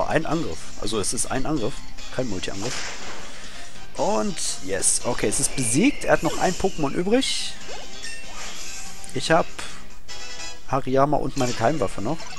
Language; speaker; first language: German; native; German